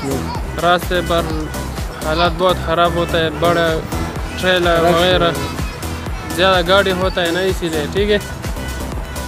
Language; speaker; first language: Hindi; non-native, local second language; Pashto